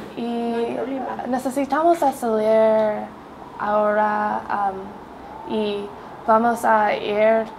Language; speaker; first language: Spanish; non-native, learner; English